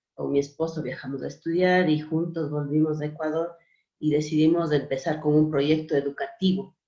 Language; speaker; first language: Spanish; native; Spanish